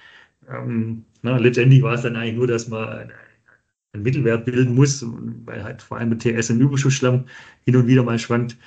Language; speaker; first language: German; native; German